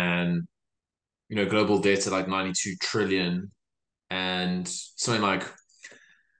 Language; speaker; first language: English; native; English